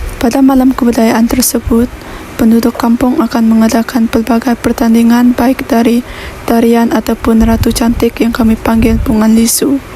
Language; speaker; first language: Malay; non-native, local second language; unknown